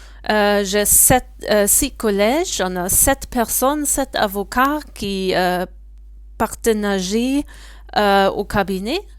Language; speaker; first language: French; non-native, learner; German